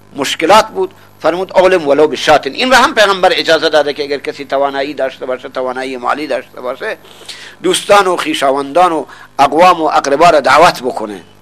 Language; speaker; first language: Persian; non-native, local second language; Baluchi